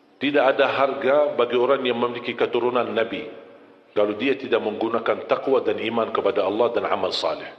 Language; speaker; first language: Malay; non-native, fluent; Arabic